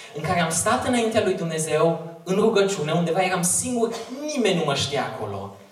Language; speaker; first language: Romanian; native; Romanian